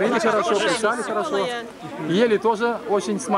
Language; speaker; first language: Russian; native; Russian